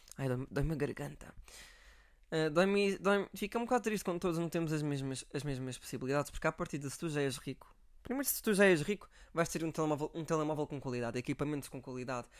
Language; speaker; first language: Portuguese; native; Portuguese